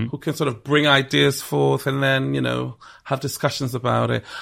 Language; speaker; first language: English; non-native, local second language; Akan